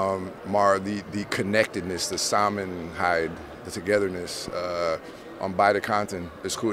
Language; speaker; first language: Dutch; non-native, fluent; English